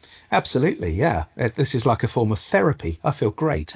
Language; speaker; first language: English; native; English